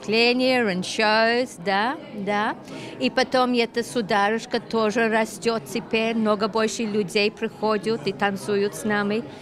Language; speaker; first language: Russian; early bilingual, heritage; Russian